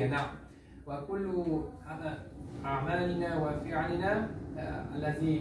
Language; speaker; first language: Arabic; non-native, learner; Uzbek